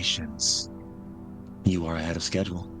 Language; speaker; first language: English; native; English